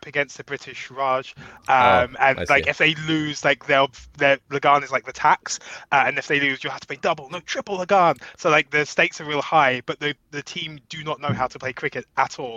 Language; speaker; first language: English; native; English